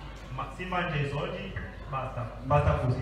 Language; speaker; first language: Italian; non-native, fluent; French